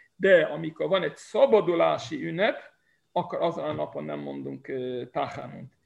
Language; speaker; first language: Hungarian; early bilingual, heritage; Hungarian